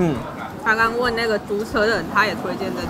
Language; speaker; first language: Chinese; native; Chinese